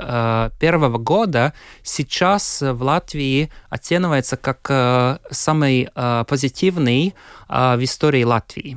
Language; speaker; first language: Russian; non-native, local second language; Latvian